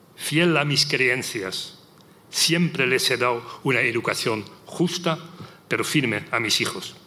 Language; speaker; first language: Spanish; non-native, fluent; Dutch